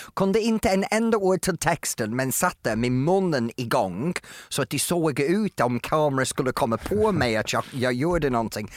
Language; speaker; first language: Swedish; non-native, fluent; English